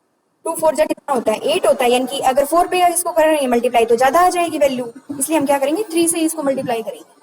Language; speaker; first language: Hindi; native; Hindi